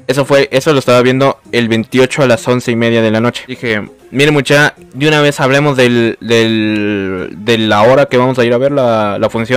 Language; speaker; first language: Spanish; native; Spanish